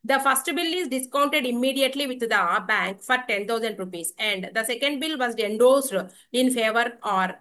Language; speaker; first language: English; non-native, local second language; Telugu